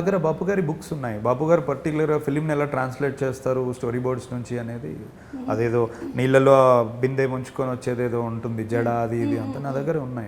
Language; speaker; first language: Telugu; native; Telugu